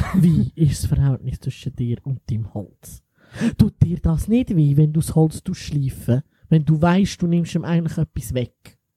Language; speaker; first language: German; early bilingual, other home language; Italian